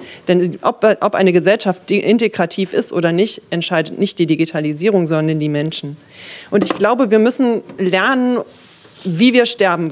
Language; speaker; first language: German; native; German